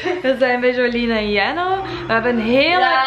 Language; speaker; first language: Dutch; native; Dutch